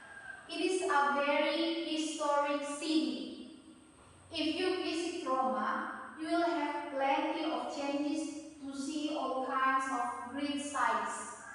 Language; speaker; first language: English; non-native, learner; Indonesian